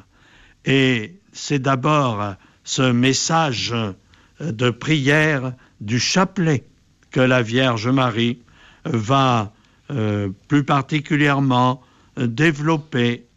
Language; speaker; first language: French; native; French